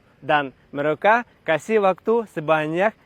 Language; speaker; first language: Indonesian; non-native, fluent; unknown